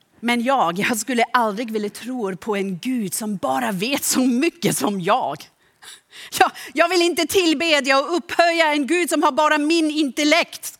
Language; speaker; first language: Swedish; non-native, fluent; German